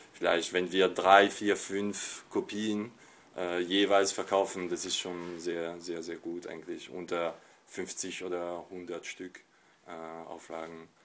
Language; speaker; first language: German; non-native, fluent; French